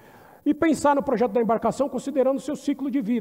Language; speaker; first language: Portuguese; native; Portuguese